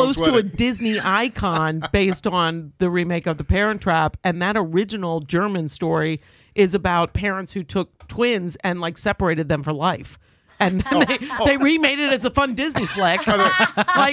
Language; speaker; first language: English; native; English